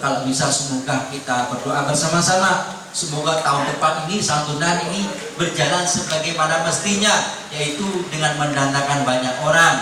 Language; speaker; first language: Indonesian; native; Indonesian